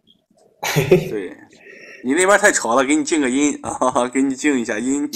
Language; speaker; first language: Chinese; native; Chinese